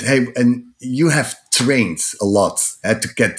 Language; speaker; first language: English; non-native, fluent; Dutch